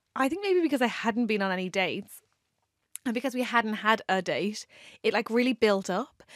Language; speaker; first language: English; native; English